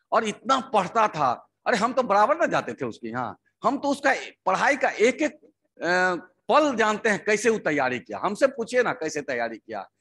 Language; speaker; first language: Hindi; native; Hindi